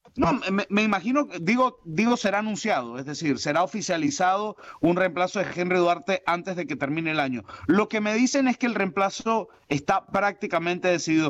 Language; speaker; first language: Spanish; native; Spanish